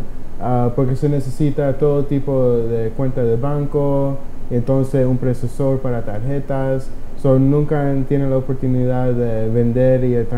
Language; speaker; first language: Spanish; early bilingual, heritage; Spanish